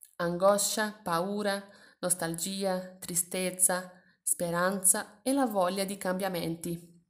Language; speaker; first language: Italian; non-native, fluent; Portuguese